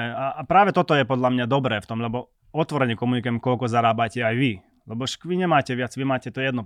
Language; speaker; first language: Slovak; non-native, local second language; Hungarian